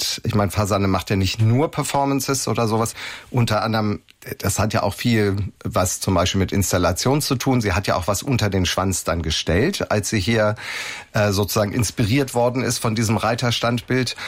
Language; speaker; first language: German; native; German